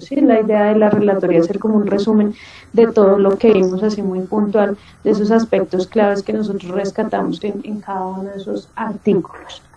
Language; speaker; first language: Spanish; native; Spanish